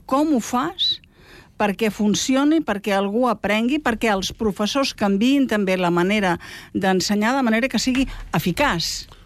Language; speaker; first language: Catalan; native; Catalan